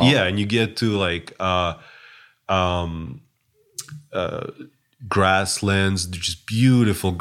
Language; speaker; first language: English; non-native, fluent; Russian